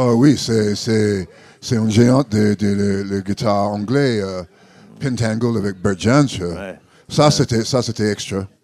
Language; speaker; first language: French; non-native, learner; English